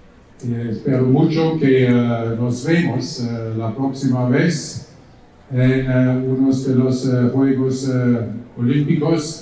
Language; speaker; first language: Spanish; non-native, learner; German